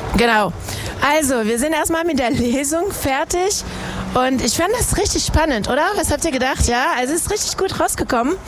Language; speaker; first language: German; non-native, fluent; French